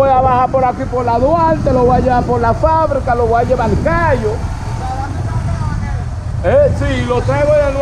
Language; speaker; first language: Spanish; native; Spanish